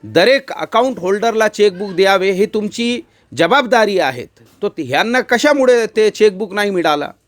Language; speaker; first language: Marathi; non-native, local second language; Urdu